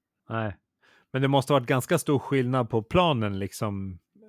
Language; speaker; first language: Swedish; native; Swedish